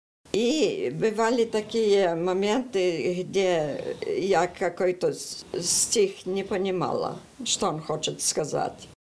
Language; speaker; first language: Russian; early bilingual, heritage; Russian